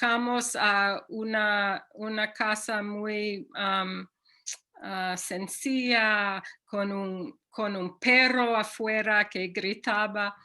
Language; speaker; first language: Spanish; non-native, fluent; English